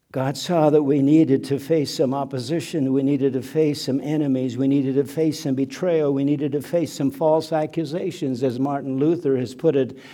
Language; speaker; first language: English; non-native, fluent; German